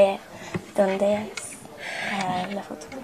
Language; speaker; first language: Spanish; non-native, learner; English